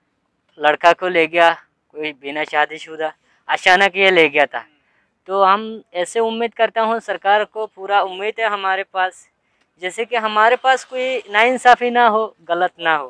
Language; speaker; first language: Hindi; non-native, learner; Rohingya